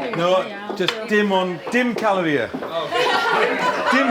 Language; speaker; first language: Welsh; non-native, learner; English